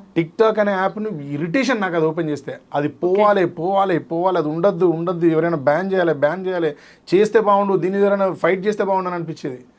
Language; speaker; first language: Telugu; native; Telugu